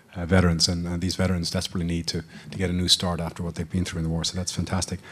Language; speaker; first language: English; native; English